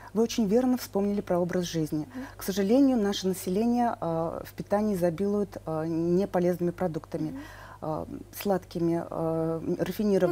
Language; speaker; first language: Russian; native; Russian